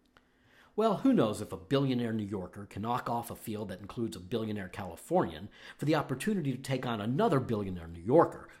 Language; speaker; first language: English; native; English